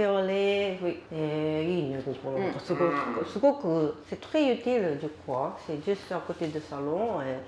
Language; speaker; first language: French; non-native, learner; Japanese